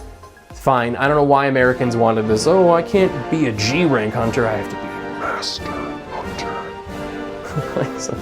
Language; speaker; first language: English; native; English